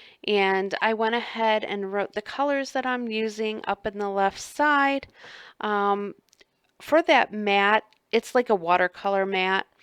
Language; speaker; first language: English; native; English